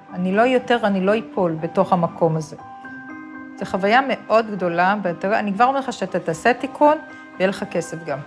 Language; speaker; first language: Hebrew; native; Hebrew